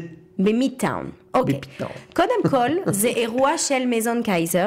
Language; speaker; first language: Hebrew; non-native, fluent; French